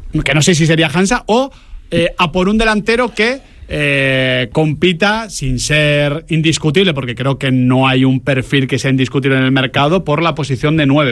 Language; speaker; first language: Spanish; native; Spanish